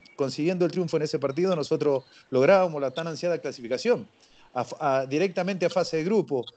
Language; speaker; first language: Spanish; native; Spanish